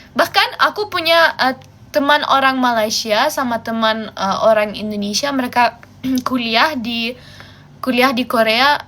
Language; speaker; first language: Indonesian; non-native, fluent; German